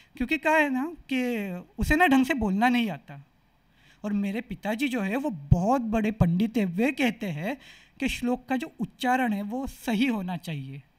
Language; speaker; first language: Hindi; non-native, local second language; Marathi